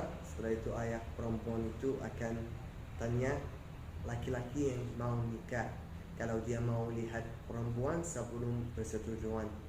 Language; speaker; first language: Indonesian; non-native, learner; Arabic